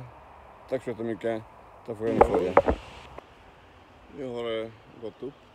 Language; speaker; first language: Swedish; non-native, learner; Spanish